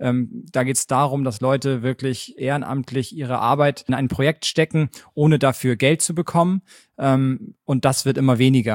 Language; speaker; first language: German; native; German